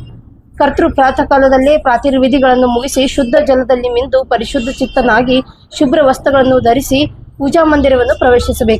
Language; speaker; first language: Kannada; native; Kannada